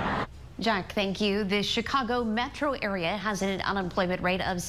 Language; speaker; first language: English; native; English